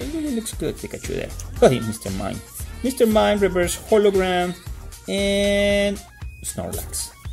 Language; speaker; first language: English; non-native, fluent; Spanish